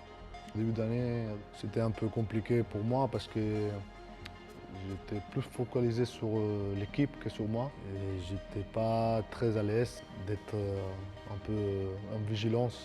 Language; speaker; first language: French; non-native, fluent; Spanish